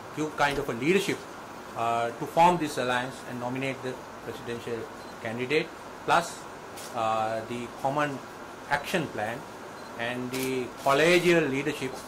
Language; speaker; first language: English; non-native, local second language; Sinhala